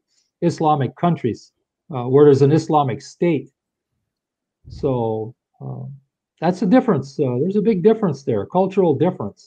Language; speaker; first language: English; native; English